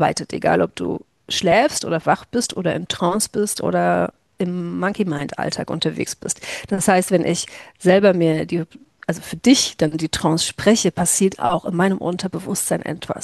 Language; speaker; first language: German; native; German